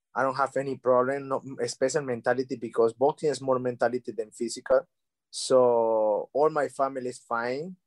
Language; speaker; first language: English; non-native, learner; Spanish